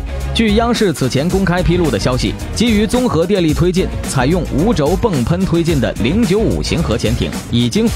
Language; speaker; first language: Chinese; native; Chinese